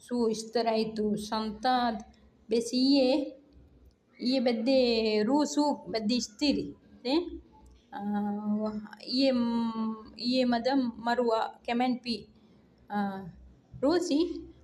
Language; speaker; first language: Arabic; non-native, learner; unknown